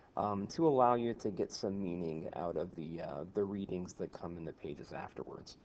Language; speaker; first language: English; native; English